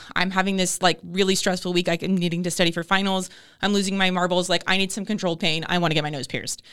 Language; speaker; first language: English; native; English